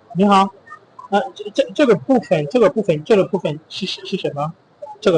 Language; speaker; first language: Chinese; non-native, learner; French